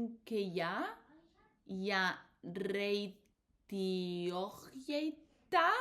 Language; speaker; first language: Finnish; non-native, learner; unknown